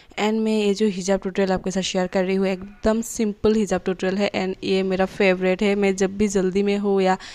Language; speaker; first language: Hindi; non-native, local second language; Bangla